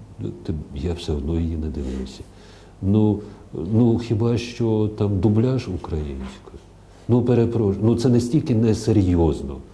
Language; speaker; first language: Ukrainian; non-native, local second language; Russian